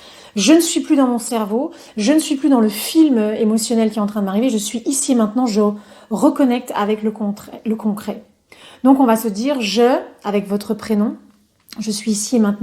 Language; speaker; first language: French; native; French